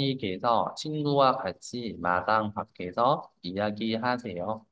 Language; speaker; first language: Korean; non-native, learner; Vietnamese